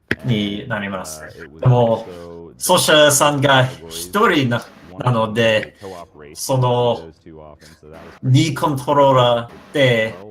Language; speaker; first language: Japanese; non-native, learner; English